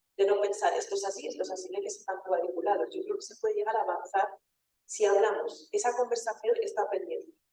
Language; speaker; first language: Spanish; early bilingual, other home language; Wolof